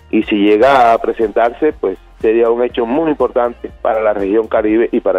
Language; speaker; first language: Spanish; native; Spanish